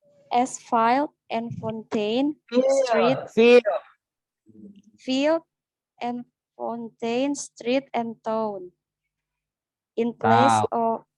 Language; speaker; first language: English; non-native, learner; Indonesian